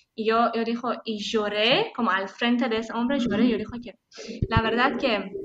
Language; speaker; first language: Spanish; non-native, fluent; Persian